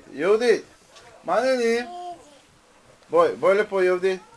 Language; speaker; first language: Hebrew; non-native, fluent; Spanish